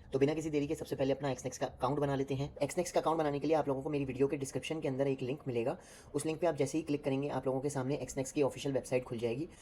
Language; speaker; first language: Urdu; native; Urdu